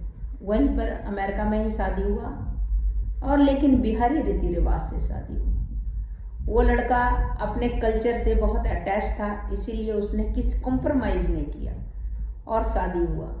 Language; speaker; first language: Hindi; native; Hindi